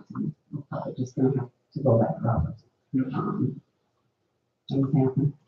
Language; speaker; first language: English; native; English